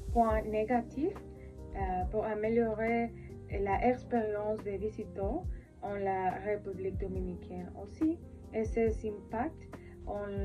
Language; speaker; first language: French; non-native, learner; Spanish